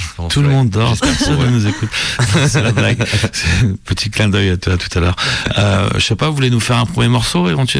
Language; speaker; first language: French; native; French